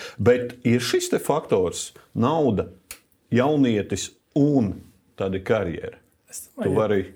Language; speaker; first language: Latvian; native; Latvian